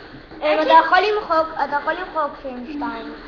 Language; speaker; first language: Hebrew; early bilingual, other home language; Russian